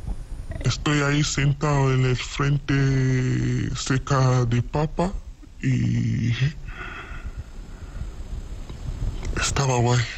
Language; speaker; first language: Spanish; non-native, learner; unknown